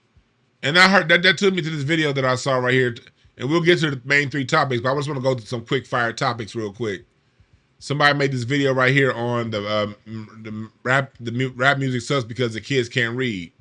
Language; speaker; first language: English; native; English